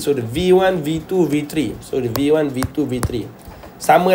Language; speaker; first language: English; non-native, local second language; Malay